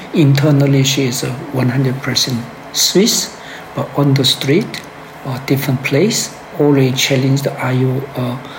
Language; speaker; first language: English; early bilingual, other home language; Korean